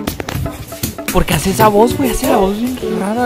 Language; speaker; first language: Spanish; native; Spanish